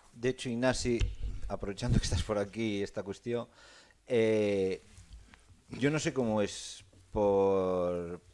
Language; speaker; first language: Spanish; non-native, local second language; Galician